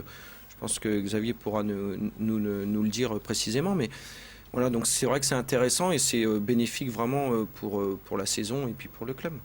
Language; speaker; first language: French; native; French